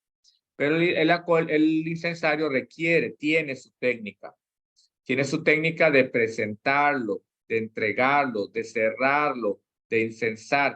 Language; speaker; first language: Spanish; native; Spanish